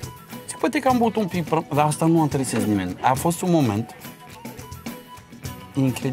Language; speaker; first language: Romanian; non-native, learner; French